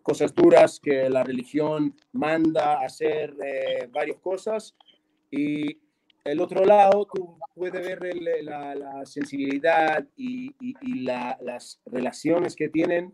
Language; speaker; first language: Spanish; non-native, fluent; Hebrew